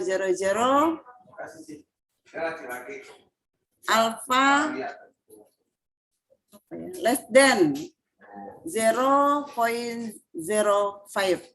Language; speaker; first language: English; non-native, fluent; Indonesian